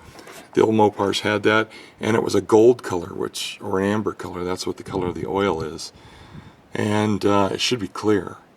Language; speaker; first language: English; native; English